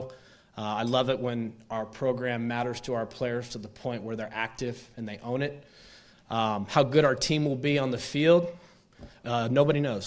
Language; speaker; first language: English; native; English